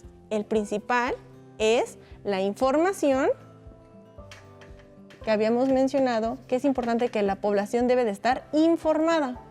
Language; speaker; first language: Spanish; native; Spanish